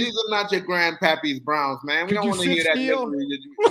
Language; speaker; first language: English; native; English